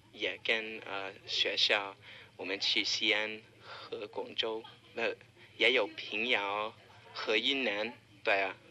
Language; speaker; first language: Chinese; non-native, learner; English